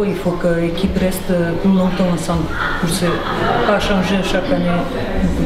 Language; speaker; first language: French; non-native, fluent; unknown